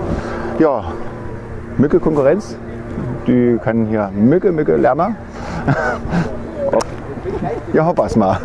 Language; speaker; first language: Swedish; non-native, learner; German